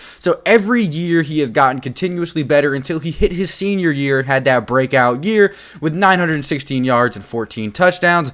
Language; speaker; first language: English; native; English